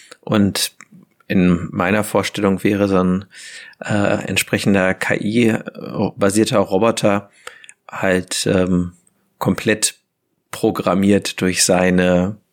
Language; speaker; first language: German; native; German